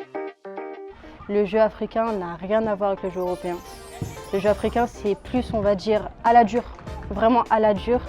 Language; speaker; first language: French; early bilingual, other home language; Arabic